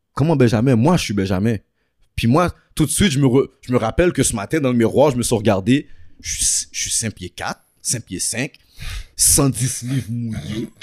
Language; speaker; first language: French; early bilingual, other home language; Haitian Creole